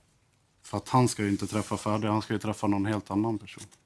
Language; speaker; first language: Swedish; native; Swedish